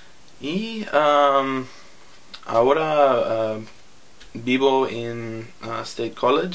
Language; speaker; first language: Spanish; non-native, learner; English